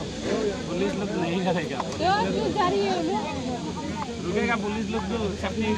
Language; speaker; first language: Hindi; non-native, local second language; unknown